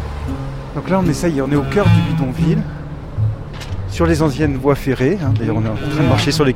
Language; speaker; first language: French; native; French